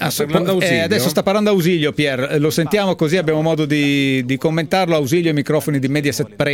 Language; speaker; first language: Italian; native; Italian